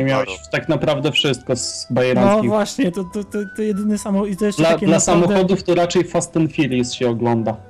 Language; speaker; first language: Polish; native; Polish